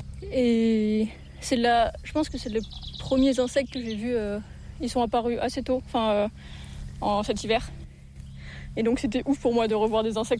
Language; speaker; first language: French; native; French